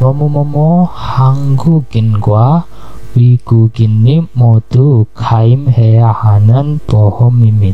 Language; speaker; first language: Korean; non-native, learner; Indonesian